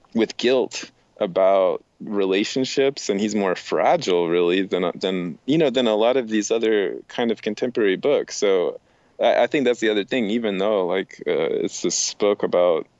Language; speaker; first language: English; native; English